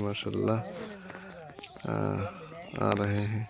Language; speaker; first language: Hindi; non-native, local second language; Bangla